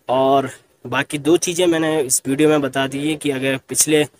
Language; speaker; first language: Hindi; native; Hindi